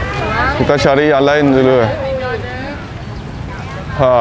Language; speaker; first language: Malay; non-native, fluent; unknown